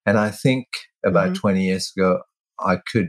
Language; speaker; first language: English; non-native, local second language; Tamil